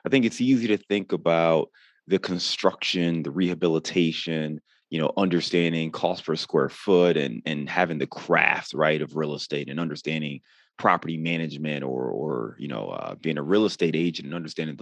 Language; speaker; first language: English; native; English